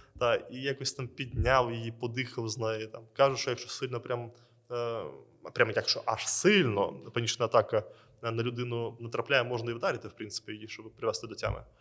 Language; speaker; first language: Ukrainian; native; Ukrainian